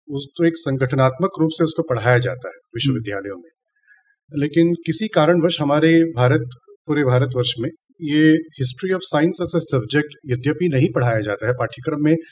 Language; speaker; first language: Hindi; non-native, local second language; Tamil